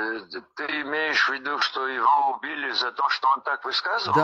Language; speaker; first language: Russian; non-native, local second language; Abkhazian